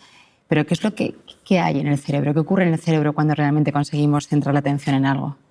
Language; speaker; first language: Spanish; native; Spanish